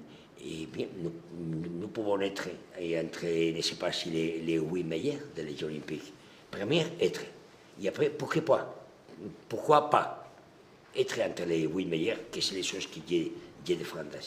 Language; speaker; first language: French; non-native, learner; Spanish